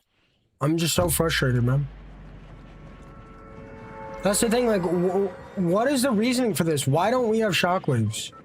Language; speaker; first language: English; native; English